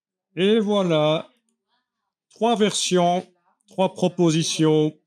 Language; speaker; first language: French; native; French